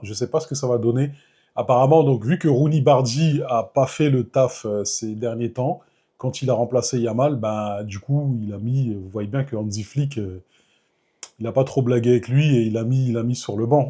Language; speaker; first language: French; native; French